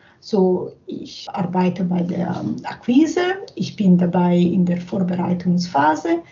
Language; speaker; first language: German; non-native, fluent; Italian